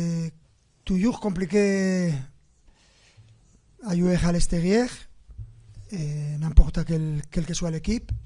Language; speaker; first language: French; non-native, fluent; Spanish